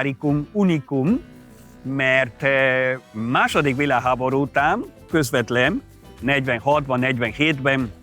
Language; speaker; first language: Hungarian; non-native, fluent; Spanish